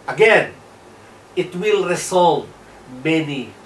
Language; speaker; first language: English; non-native, local second language; Filipino